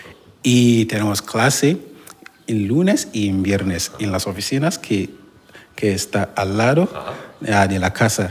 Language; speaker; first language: Spanish; non-native, learner; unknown